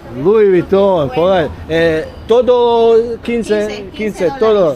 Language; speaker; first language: Spanish; non-native, learner; Serbian